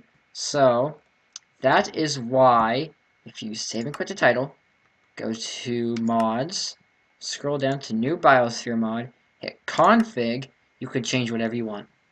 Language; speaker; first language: English; native; English